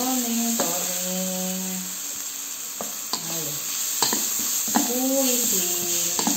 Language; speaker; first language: French; non-native, learner; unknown